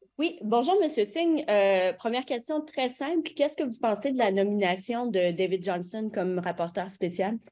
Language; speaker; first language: French; native; French